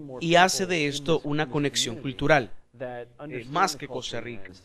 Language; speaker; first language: Spanish; non-native, fluent; English